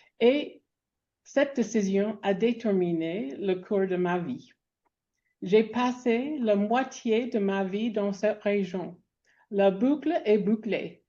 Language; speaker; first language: French; non-native, fluent; English